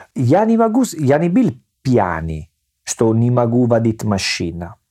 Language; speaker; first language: Russian; non-native, learner; Italian